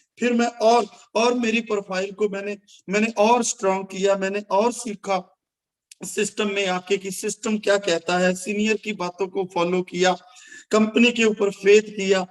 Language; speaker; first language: Hindi; non-native, local second language; Punjabi